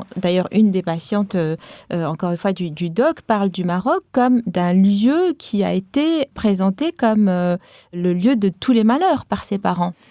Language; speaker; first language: French; non-native, local second language; Arabic